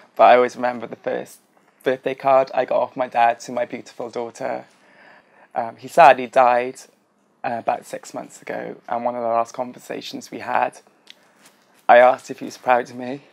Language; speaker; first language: English; native; English